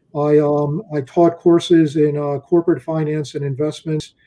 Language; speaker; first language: English; native; English